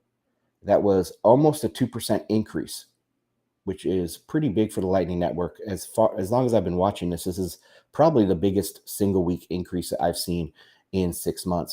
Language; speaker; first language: English; native; English